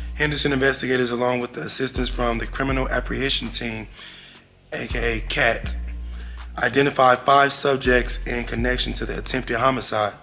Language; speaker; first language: English; native; English